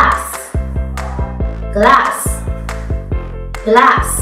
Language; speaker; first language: English; non-native, learner; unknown